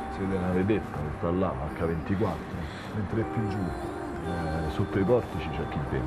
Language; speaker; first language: Italian; native; Italian